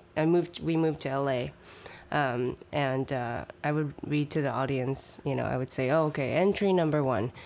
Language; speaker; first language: English; early bilingual, other home language; Chinese